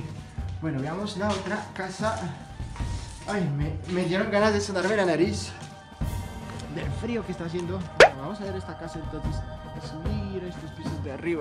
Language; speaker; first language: Spanish; non-native, fluent; French